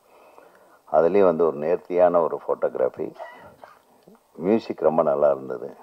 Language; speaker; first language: Tamil; native; Tamil